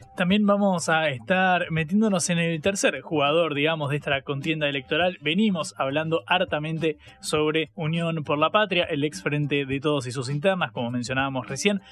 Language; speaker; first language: Spanish; native; Spanish